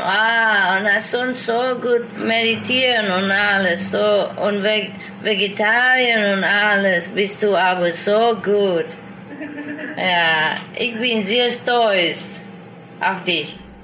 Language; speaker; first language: German; non-native, fluent; Vietnamese